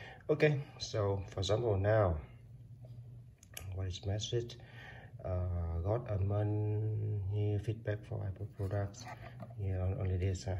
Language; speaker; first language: English; non-native, learner; Vietnamese